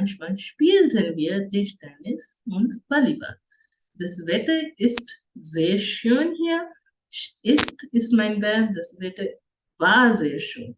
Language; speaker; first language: German; non-native, fluent; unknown